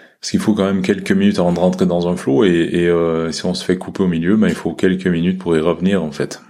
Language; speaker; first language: French; native; French